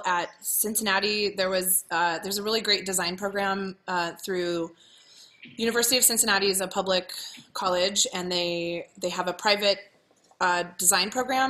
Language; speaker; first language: English; native; English